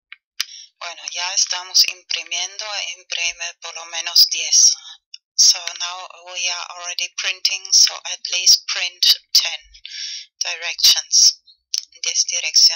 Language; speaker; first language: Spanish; non-native, fluent; German